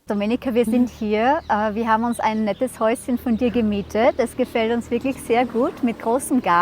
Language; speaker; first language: German; native; German